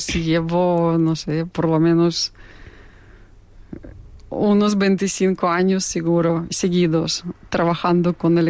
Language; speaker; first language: Spanish; non-native, fluent; Russian